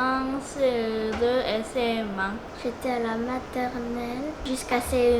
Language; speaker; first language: French; non-native, learner; Korean